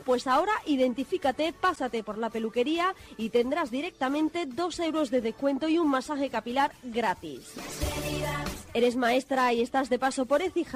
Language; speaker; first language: Spanish; native; Spanish